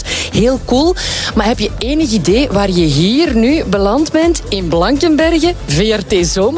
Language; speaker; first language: Dutch; native; Dutch